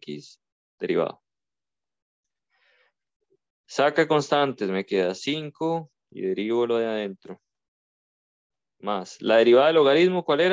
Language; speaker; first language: Spanish; native; Spanish